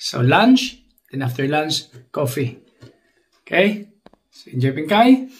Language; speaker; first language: English; non-native, local second language; Filipino